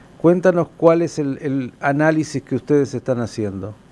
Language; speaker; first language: Spanish; native; Spanish